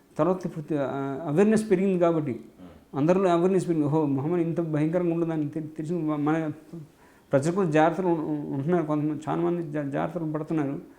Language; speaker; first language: Telugu; native; Telugu